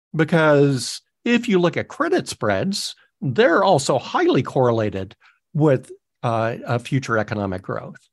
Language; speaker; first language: English; native; English